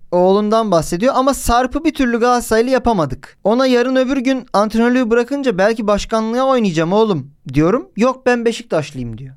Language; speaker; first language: Turkish; native; Turkish